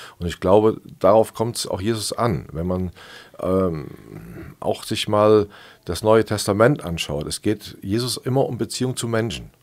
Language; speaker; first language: German; native; German